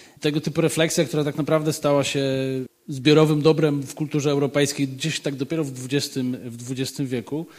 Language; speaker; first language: Polish; native; Polish